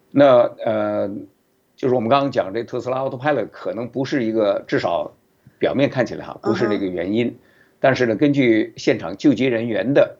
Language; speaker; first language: Chinese; native; Chinese